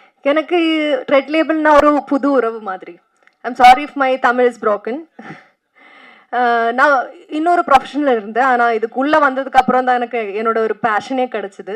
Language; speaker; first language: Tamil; non-native, learner; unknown